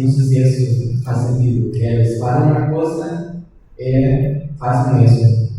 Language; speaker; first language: Portuguese; non-native, learner; Spanish